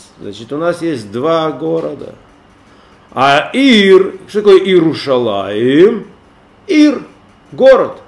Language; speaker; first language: Russian; native; Russian